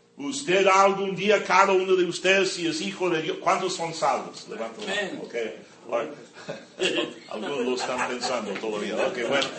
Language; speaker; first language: Spanish; non-native, fluent; English